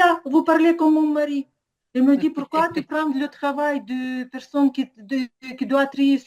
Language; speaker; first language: French; non-native, learner; Ukrainian